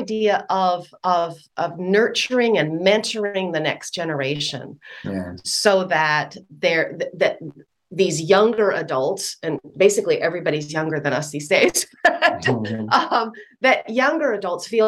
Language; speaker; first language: English; native; English